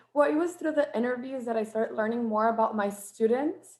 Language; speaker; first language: English; non-native, fluent; Spanish